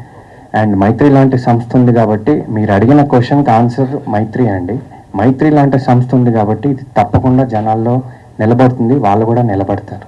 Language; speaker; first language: Telugu; native; Telugu